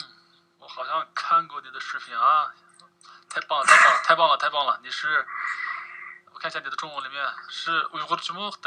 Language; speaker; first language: Chinese; non-native, local second language; Uyghur